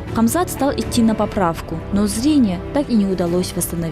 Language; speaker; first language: Russian; native; Russian